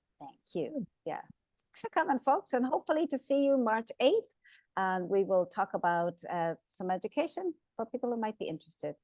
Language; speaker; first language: English; native; English